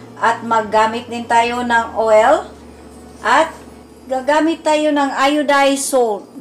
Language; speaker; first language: Filipino; non-native, local second language; Cebuano